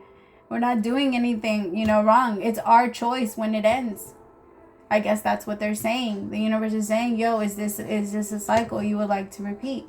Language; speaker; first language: English; native; English